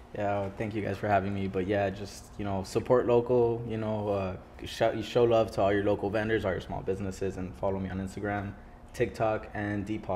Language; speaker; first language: English; early bilingual, other home language; Spanish